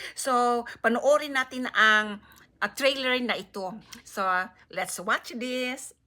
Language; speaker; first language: Filipino; non-native, local second language; Cebuano